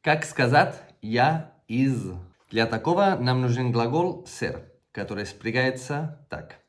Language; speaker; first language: Russian; non-native, fluent; Catalan